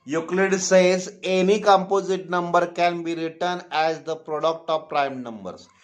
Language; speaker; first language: English; non-native, local second language; Marathi